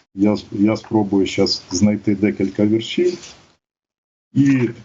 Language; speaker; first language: Ukrainian; native; Ukrainian